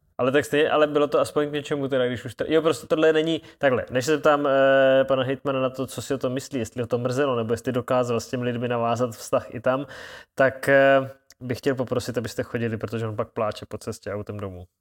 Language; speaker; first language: Czech; native; Czech